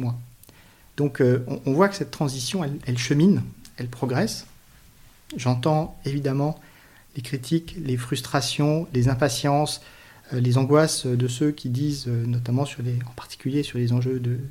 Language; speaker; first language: French; native; French